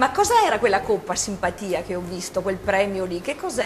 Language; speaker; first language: Italian; native; Italian